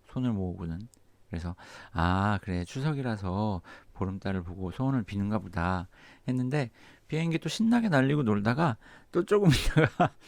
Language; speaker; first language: Korean; native; Korean